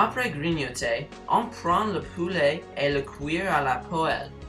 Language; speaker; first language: French; non-native, learner; English